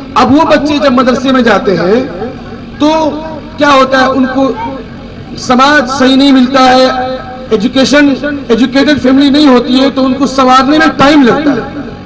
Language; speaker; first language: Hindi; native; Hindi